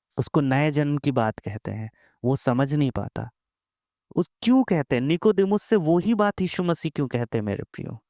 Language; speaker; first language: Hindi; native; Hindi